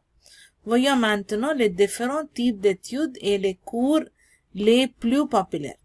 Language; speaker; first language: French; non-native, learner; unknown